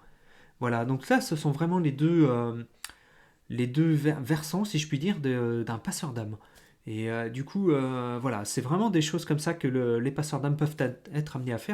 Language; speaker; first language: French; native; French